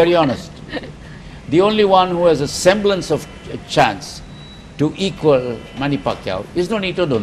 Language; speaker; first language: English; non-native, local second language; Filipino